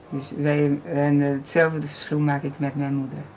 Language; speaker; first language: Dutch; non-native, learner; Portuguese